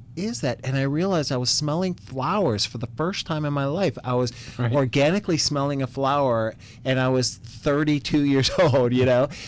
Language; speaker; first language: English; native; English